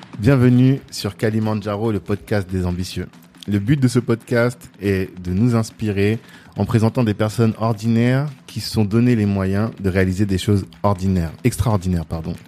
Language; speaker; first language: French; early bilingual, other home language; Sango